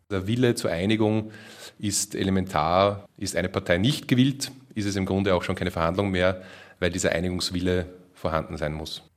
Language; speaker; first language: German; native; German